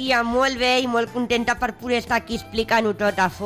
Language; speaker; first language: Catalan; native; Catalan